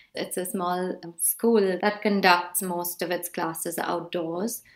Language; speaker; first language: English; non-native, local second language; Hindi